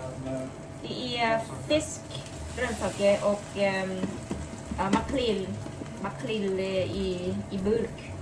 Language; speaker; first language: Swedish; non-native, learner; Thai